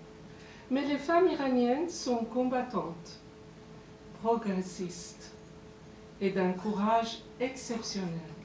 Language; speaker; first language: French; non-native, fluent; Persian